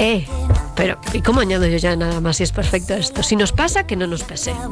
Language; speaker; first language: Spanish; native; Spanish